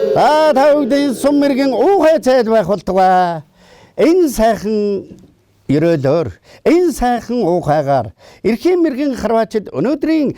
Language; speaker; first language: Mongolian; native; Mongolian